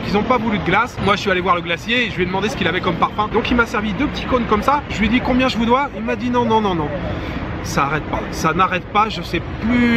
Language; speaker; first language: French; native; French